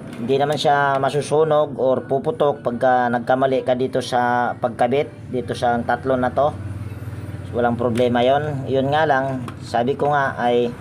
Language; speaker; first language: Filipino; native; Filipino